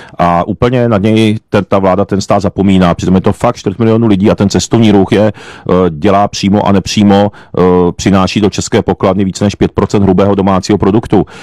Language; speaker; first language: Czech; early bilingual, other home language; Japanese